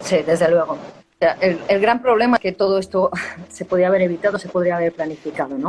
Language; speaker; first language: Spanish; native; Spanish